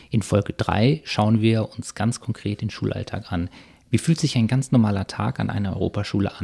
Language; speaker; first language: German; native; German